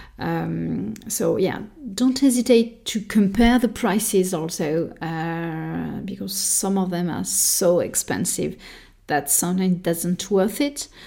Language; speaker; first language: English; non-native, fluent; French